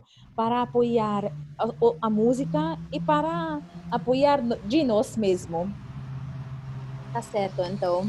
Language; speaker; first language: Portuguese; non-native, fluent; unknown